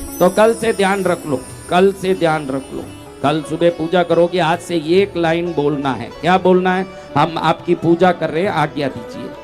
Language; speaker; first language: Hindi; non-native, local second language; Marwari